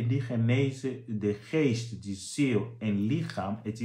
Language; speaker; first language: Dutch; non-native, fluent; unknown